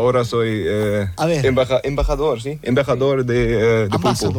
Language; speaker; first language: Spanish; non-native, learner; German